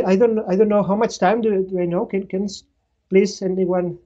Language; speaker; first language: English; non-native, fluent; Spanish